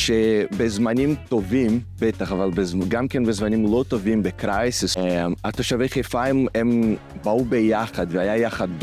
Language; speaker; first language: Hebrew; non-native, learner; Portuguese